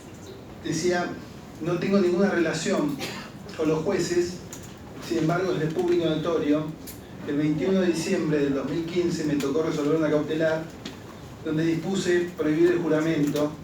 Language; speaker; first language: Spanish; native; Spanish